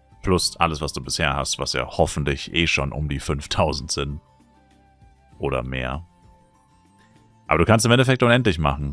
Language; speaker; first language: German; native; German